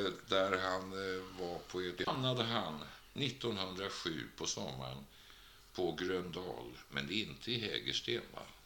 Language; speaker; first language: Swedish; native; Swedish